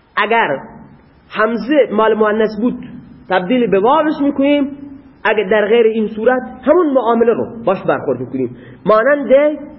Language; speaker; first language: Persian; non-native, local second language; Baluchi